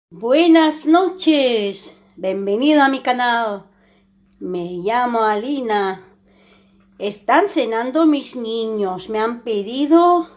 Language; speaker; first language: Spanish; non-native, fluent; Armenian